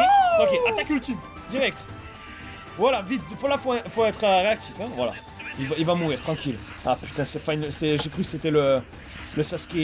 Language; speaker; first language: French; native; French